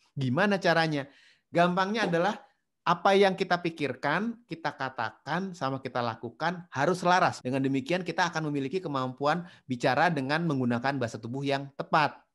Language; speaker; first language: Indonesian; native; Indonesian